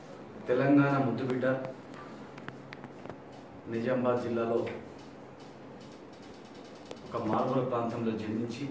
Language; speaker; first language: Telugu; native; Telugu